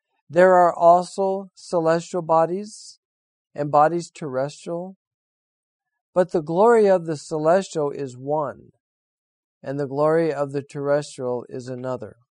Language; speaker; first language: English; native; English